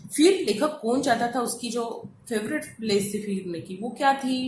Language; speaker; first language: Hindi; non-native, local second language; Marathi